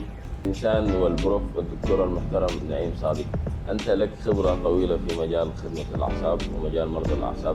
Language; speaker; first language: Arabic; native; Arabic